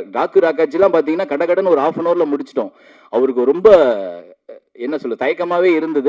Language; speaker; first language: Tamil; native; Tamil